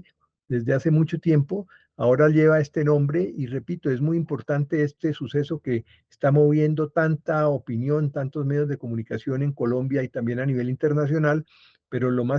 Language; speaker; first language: Spanish; native; Spanish